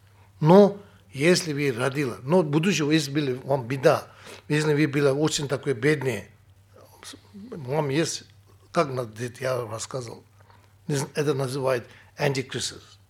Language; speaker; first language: Russian; non-native, learner; Tibetan